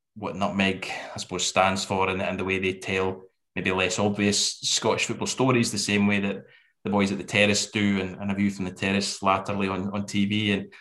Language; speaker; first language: English; native; English